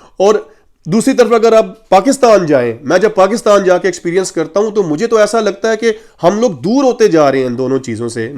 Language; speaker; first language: Urdu; native; Urdu